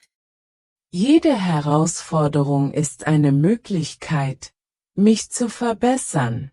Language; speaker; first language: German; native; German